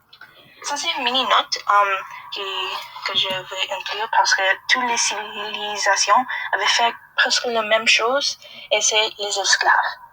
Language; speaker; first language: French; non-native, learner; English